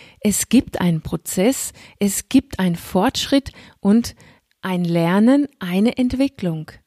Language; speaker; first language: German; non-native, fluent; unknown